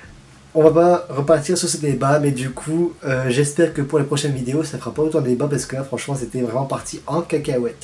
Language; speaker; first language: French; native; French